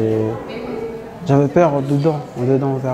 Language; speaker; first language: French; non-native, learner; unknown